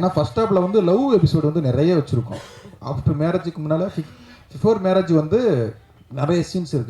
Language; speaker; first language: Tamil; native; Tamil